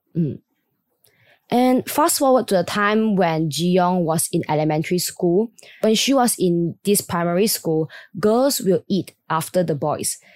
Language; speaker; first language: English; non-native, local second language; Chinese